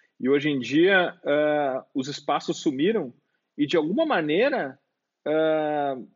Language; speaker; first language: Portuguese; native; Portuguese